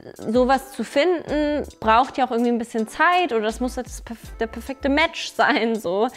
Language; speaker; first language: German; native; German